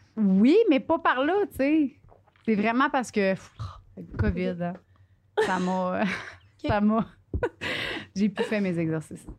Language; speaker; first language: French; native; French